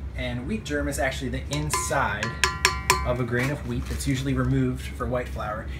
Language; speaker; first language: English; native; English